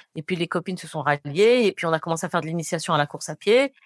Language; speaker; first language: French; non-native, local second language; Arabic